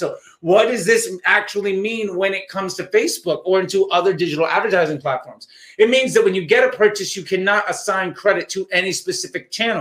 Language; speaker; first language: English; native; English